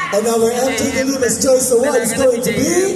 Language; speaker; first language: English; non-native, local second language; Filipino